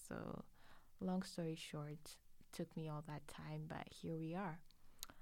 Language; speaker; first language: English; non-native, local second language; Swahili